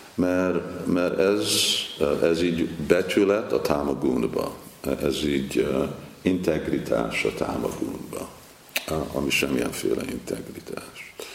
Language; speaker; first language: Hungarian; non-native, fluent; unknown